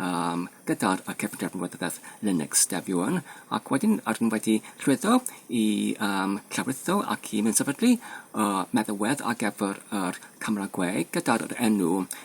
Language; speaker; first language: Welsh; non-native, fluent; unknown